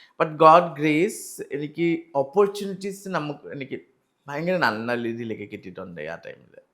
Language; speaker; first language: Malayalam; non-native, learner; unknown